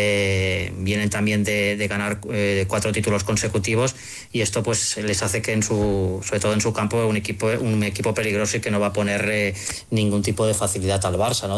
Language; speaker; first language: Spanish; native; Spanish